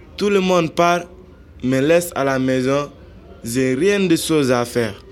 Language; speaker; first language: French; non-native, local second language; Fula